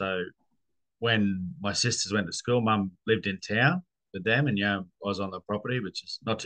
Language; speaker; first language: English; native; English